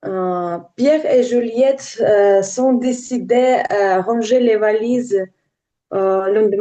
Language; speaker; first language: French; non-native, learner; Ukrainian